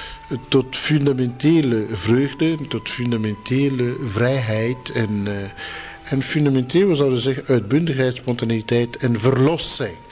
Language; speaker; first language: Dutch; non-native, fluent; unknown